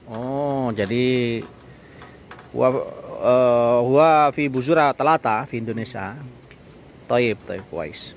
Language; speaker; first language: Arabic; non-native, learner; Indonesian